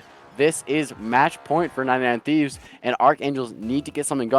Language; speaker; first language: English; native; English